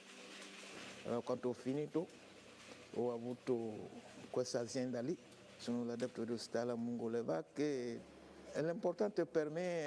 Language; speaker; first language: Italian; non-native, learner; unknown